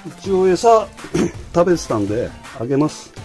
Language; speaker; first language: Japanese; native; Japanese